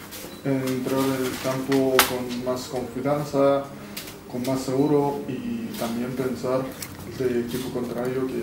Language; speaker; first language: Spanish; non-native, fluent; Persian